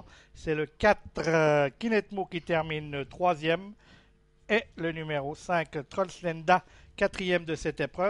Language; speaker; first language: French; native; French